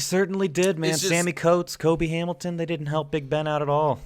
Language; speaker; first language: English; native; English